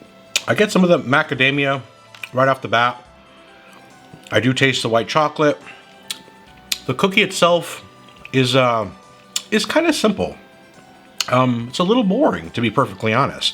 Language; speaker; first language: English; native; English